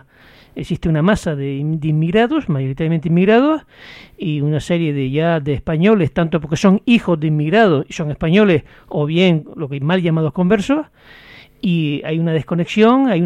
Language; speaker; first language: Spanish; native; Spanish